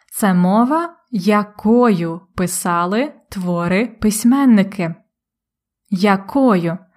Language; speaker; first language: Ukrainian; native; Ukrainian